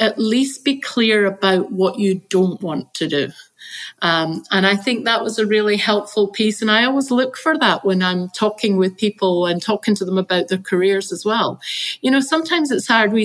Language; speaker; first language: English; native; English